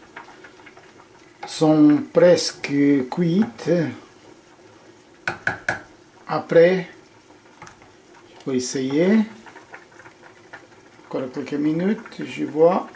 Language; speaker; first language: French; non-native, fluent; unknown